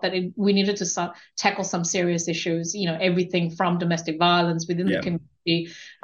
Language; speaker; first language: English; non-native, local second language; Korean